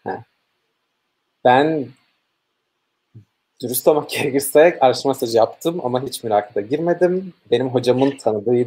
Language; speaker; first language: Turkish; native; Turkish